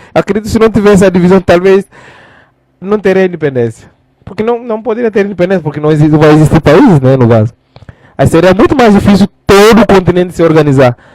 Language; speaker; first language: Portuguese; non-native, local second language; Fula